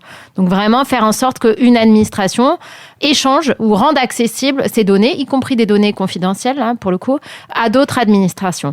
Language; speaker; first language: French; native; French